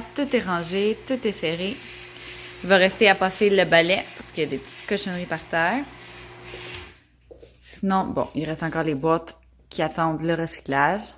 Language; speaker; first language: French; native; French